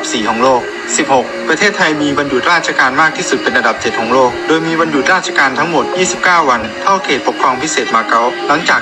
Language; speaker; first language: Thai; native; Thai